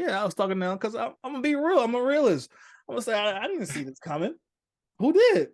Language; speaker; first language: English; native; English